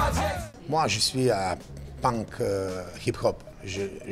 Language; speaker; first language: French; non-native, learner; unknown